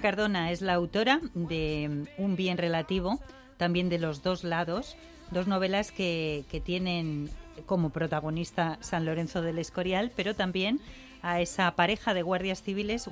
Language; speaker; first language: Spanish; native; Spanish